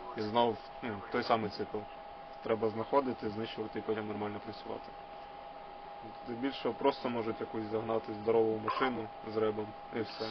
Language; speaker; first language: Ukrainian; native; Ukrainian